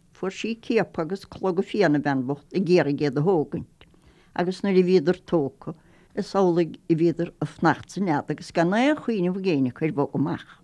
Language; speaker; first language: Irish; native; Irish